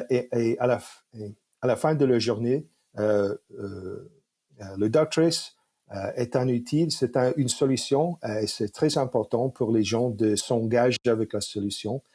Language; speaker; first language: French; non-native, fluent; English